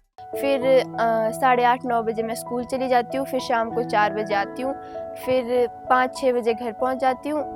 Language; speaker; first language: Hindi; early bilingual, other home language; Nepali